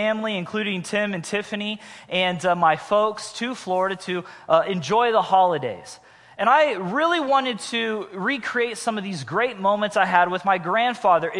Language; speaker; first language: English; native; English